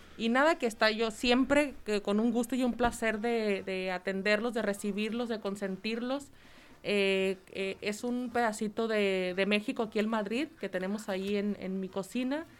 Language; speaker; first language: Spanish; native; Spanish